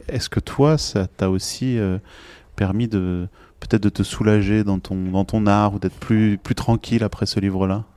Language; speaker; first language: French; native; French